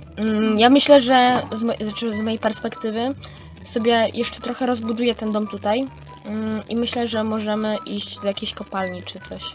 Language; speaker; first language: Polish; native; Polish